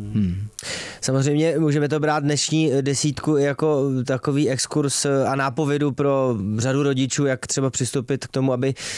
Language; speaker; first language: Czech; native; Czech